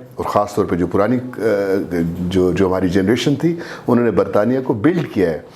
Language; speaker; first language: Urdu; non-native, local second language; Saraiki